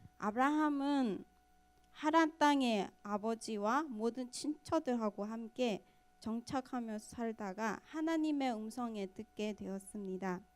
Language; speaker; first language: Korean; non-native, fluent; Burmese